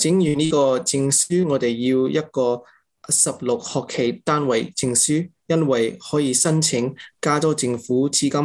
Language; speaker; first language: Cantonese; early bilingual, heritage; English